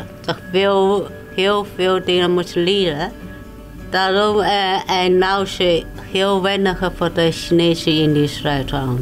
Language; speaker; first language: Dutch; non-native, local second language; Chinese